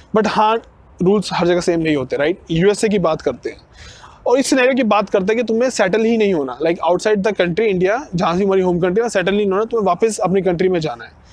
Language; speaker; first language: Hindi; non-native, local second language; Punjabi